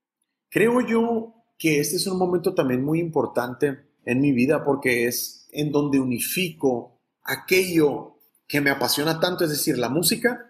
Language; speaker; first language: Spanish; native; Spanish